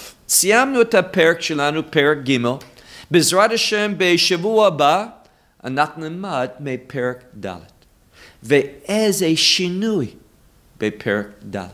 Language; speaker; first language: Hebrew; non-native, fluent; English